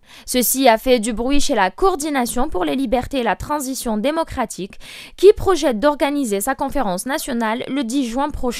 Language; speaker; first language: French; non-native, local second language; Arabic